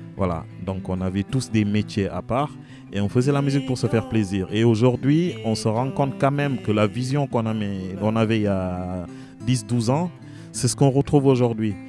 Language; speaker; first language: French; non-native, local second language; Wolof